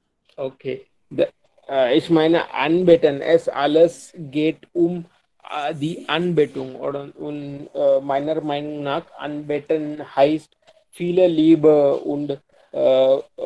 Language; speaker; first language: German; non-native, learner; Hindi